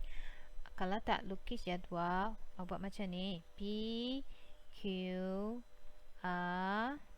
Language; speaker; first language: Malay; native; Malay